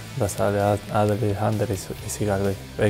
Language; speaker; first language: German; non-native, learner; Spanish